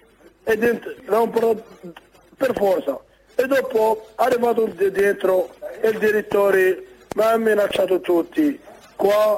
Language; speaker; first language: Italian; non-native, learner; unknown